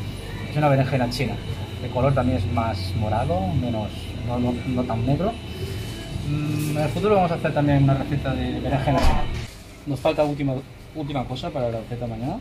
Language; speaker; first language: Spanish; non-native, fluent; Chinese